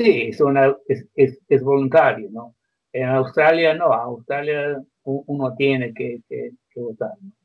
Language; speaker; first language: Spanish; non-native, fluent; Croatian